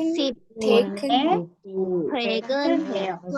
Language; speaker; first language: Korean; non-native, learner; Indonesian